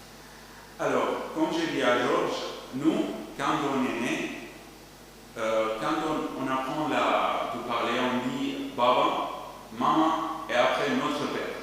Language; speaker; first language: French; non-native, learner; Arabic